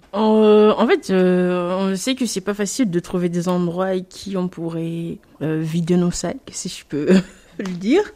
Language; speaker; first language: French; non-native, local second language; Comorian